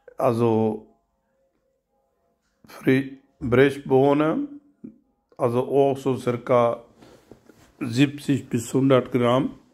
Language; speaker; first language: German; non-native, learner; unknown